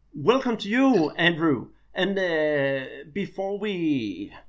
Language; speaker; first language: English; non-native, fluent; Danish